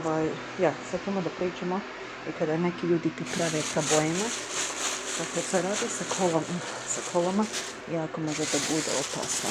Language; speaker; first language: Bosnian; early bilingual, heritage; Bosnian